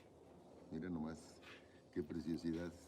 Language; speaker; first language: Spanish; native; Spanish